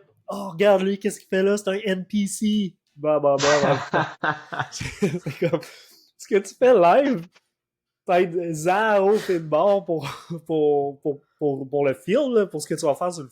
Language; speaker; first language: French; native; French